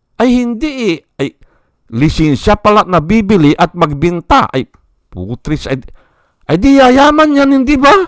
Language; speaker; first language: Filipino; native; Filipino